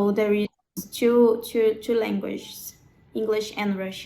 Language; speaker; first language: English; non-native, learner; Portuguese